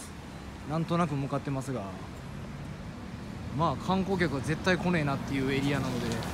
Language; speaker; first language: Japanese; native; Japanese